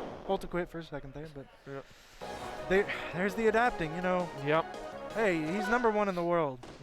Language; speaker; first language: English; native; English